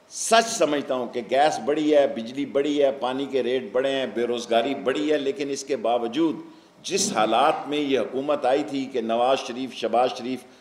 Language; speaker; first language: Urdu; non-native, local second language; Punjabi